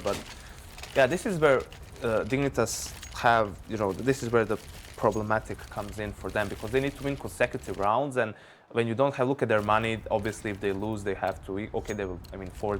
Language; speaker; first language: English; non-native, fluent; Danish